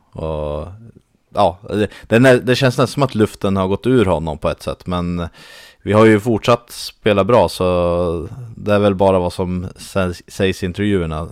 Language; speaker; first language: Swedish; native; Swedish